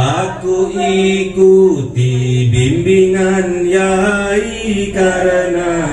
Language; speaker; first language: Indonesian; non-native, local second language; Javanese